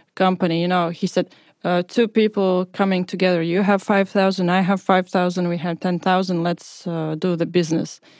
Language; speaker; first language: English; non-native, fluent; Latvian